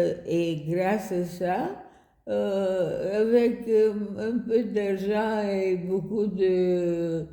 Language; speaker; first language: French; non-native, fluent; Bulgarian